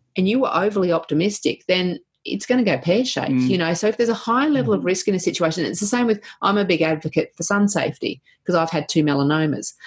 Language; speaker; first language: English; native; English